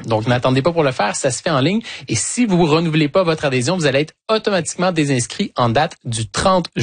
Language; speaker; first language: French; native; French